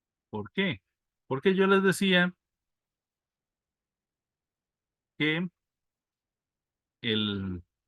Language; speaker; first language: Spanish; native; Spanish